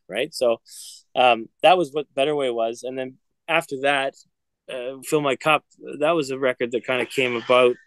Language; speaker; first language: English; native; English